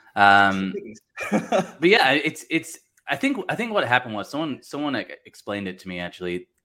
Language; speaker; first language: English; native; English